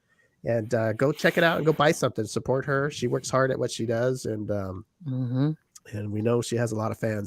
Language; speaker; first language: English; native; English